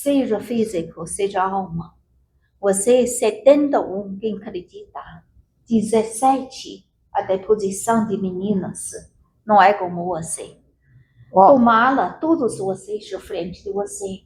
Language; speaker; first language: Portuguese; non-native, learner; Chinese